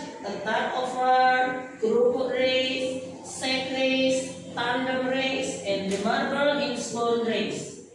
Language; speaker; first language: English; non-native, fluent; Indonesian